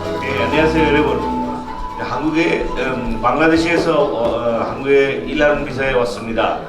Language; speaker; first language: Korean; non-native, learner; Bangla